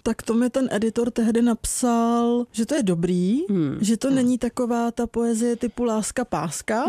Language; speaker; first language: Czech; native; Czech